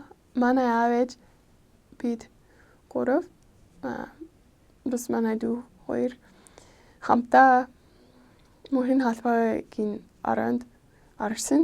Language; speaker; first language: Mongolian; non-native, fluent; English